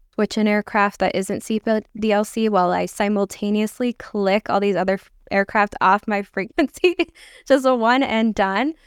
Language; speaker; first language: English; native; English